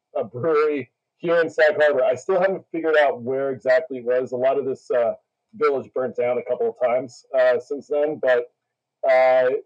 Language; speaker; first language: English; native; English